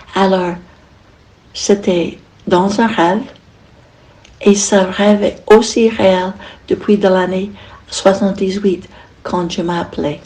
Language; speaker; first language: French; non-native, fluent; English